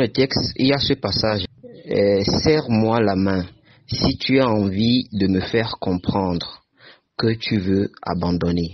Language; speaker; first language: French; non-native, local second language; Ewe